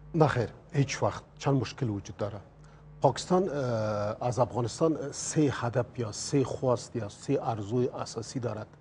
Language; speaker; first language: Persian; native; Persian